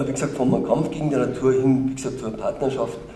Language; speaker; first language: German; native; German